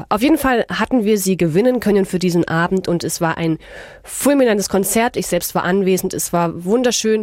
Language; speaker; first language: German; native; German